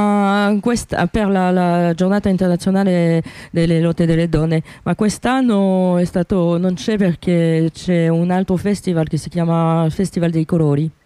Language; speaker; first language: Italian; non-native, fluent; French